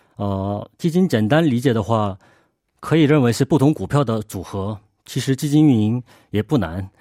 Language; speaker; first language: Chinese; native; Chinese